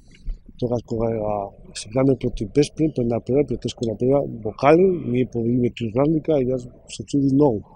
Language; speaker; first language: Macedonian; non-native, learner; Spanish